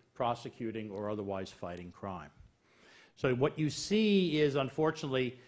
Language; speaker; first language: English; native; English